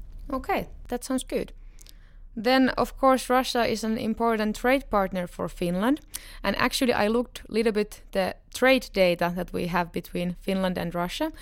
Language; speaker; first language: English; non-native, fluent; Finnish